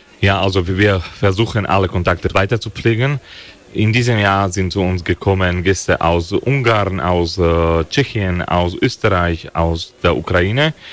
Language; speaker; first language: German; non-native, local second language; Slovak